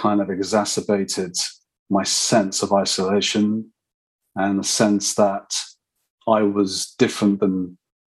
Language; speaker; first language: English; native; English